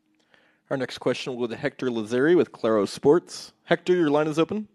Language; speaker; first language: English; native; English